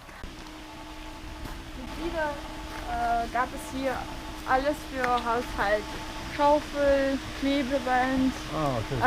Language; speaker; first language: German; non-native, fluent; Russian